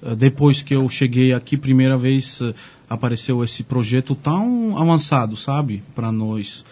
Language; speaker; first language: Portuguese; non-native, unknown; Georgian